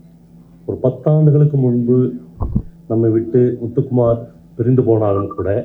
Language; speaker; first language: Tamil; native; Tamil